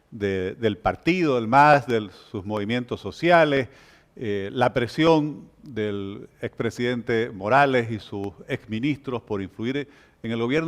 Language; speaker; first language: Spanish; native; Spanish